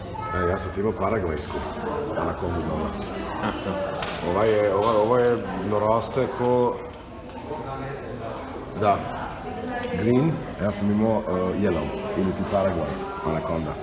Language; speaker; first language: Bosnian; native; Bosnian